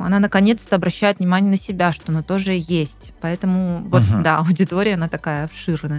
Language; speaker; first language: Russian; native; Russian